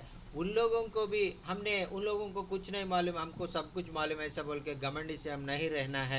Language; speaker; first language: Hindi; non-native, local second language; Telugu